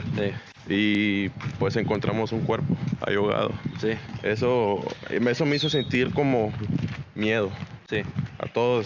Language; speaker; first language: Spanish; native; Spanish